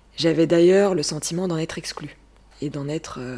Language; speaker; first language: French; native; French